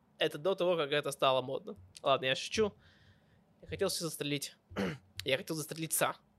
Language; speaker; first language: Russian; early bilingual, heritage; Russian